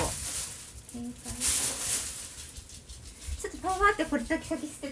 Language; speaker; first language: Japanese; native; Japanese